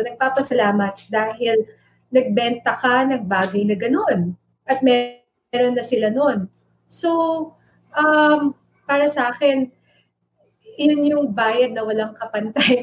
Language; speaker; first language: Filipino; non-native, local second language; Iloko